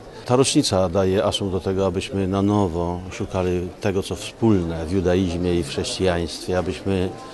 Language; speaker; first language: Polish; native; Polish